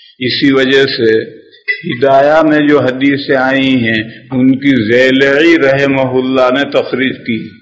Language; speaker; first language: Urdu; native; Urdu